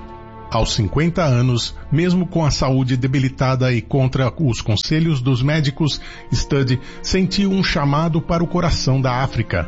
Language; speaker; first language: Portuguese; native; Portuguese